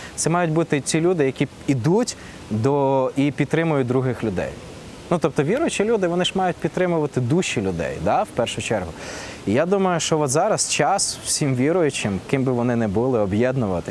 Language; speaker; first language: Ukrainian; non-native, local second language; Russian